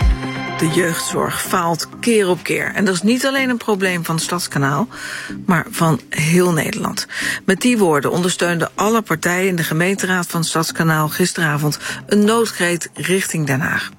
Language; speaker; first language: Dutch; native; Dutch